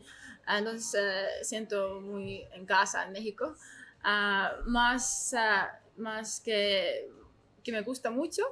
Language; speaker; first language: Spanish; non-native, learner; Estonian